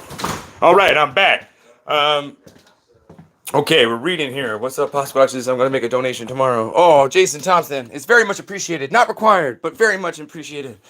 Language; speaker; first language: English; native; English